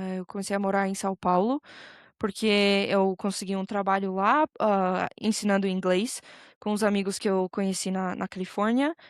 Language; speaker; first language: Portuguese; non-native, fluent; English